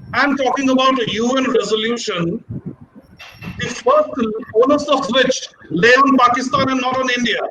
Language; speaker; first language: English; non-native, local second language; Hindi